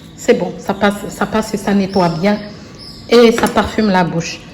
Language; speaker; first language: French; non-native, local second language; Arabic